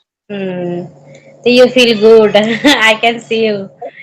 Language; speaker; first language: English; non-native, learner; Hindi